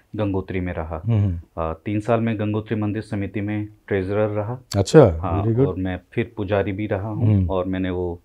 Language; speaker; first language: Hindi; native; Hindi